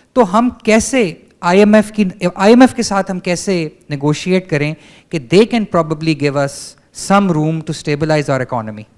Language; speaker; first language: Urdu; native; Urdu